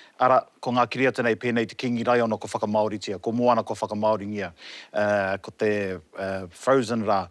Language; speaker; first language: Māori; non-native, local second language; English